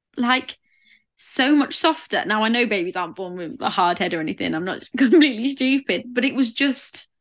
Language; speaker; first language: English; native; English